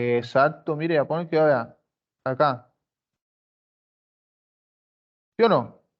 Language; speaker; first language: Spanish; native; Spanish